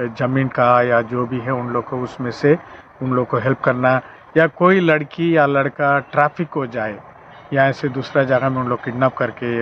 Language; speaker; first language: Hindi; non-native, local second language; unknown